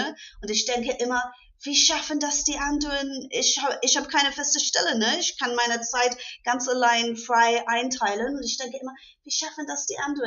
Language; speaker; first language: German; non-native, fluent; English